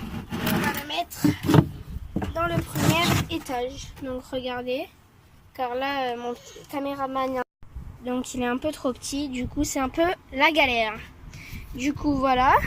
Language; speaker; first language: French; native; French